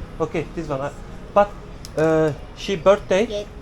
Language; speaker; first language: English; non-native, learner; Turkish